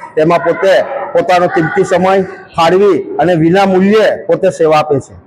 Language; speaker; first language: Gujarati; native; Gujarati